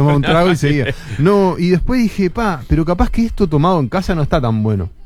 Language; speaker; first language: Spanish; native; Spanish